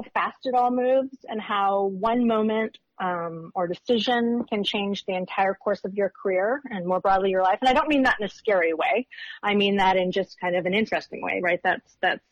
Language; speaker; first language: English; native; English